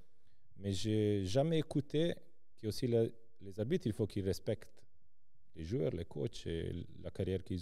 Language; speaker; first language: French; non-native, local second language; Serbian